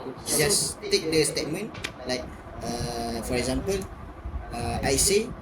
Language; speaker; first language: English; non-native, learner; Malay